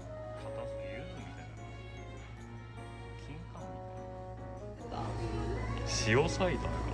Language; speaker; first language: Japanese; native; Japanese